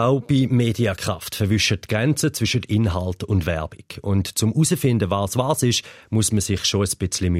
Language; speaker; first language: German; native; German